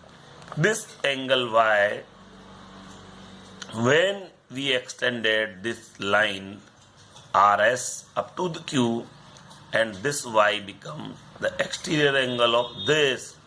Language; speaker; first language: English; non-native, local second language; Hindi